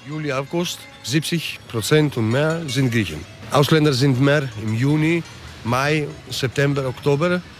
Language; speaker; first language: German; early bilingual, other home language; Greek